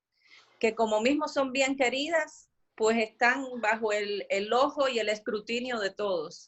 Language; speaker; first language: Spanish; native; Spanish